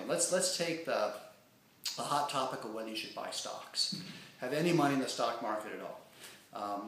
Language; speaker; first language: English; native; English